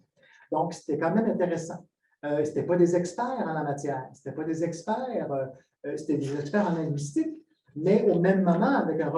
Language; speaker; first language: French; native; French